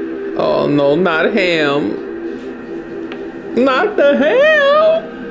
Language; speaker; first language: English; native; English